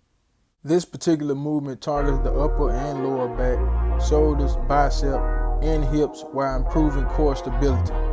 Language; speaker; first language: English; native; English